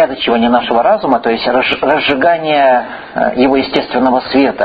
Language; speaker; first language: Russian; native; Russian